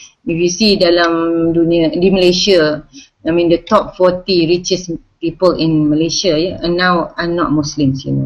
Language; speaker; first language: English; non-native, local second language; Malay